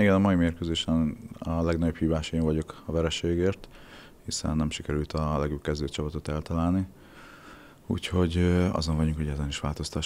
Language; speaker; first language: Hungarian; native; Hungarian